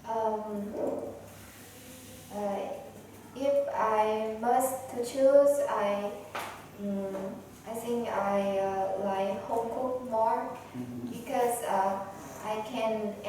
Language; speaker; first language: English; non-native, learner; Vietnamese